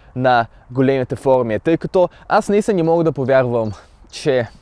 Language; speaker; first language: Bulgarian; early bilingual, other home language; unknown